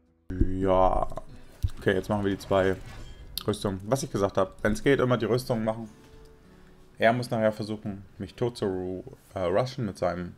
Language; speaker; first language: German; native; German